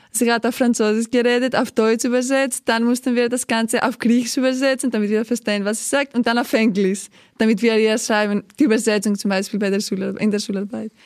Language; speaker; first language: German; non-native, fluent; Greek